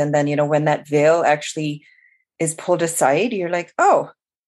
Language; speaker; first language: English; non-native, local second language; Urdu